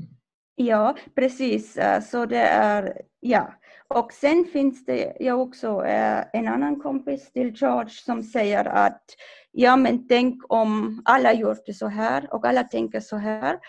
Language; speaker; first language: Swedish; non-native, fluent; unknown